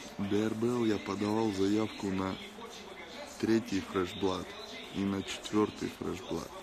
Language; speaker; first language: Russian; native; Russian